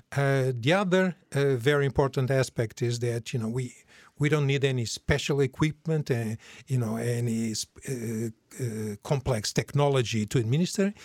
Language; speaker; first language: English; non-native, fluent; Portuguese